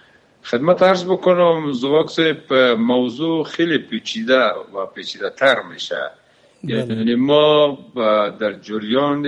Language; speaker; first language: Persian; native; Persian